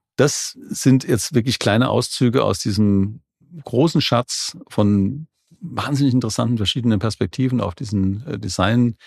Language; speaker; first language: German; native; German